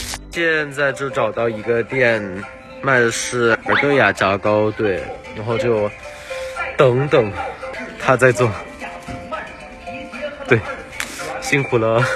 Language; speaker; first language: Chinese; non-native, fluent; Thai